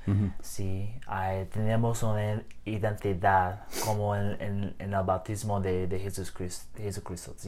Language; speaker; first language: Spanish; non-native, learner; English